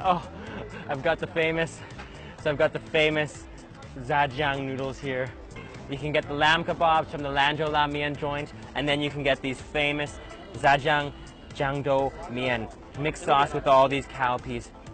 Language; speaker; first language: English; native; English